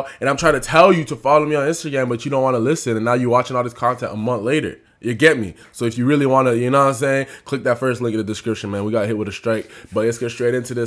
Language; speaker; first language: English; native; English